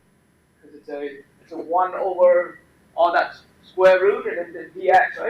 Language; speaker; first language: English; non-native, fluent; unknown